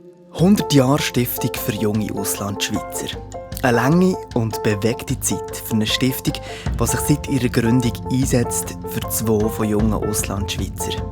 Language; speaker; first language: German; native; German